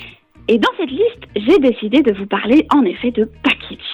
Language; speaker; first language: French; native; French